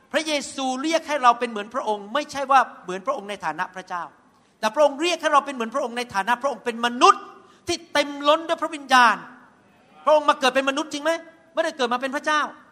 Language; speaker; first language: Thai; native; Thai